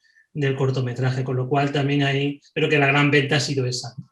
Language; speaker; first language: Spanish; native; Spanish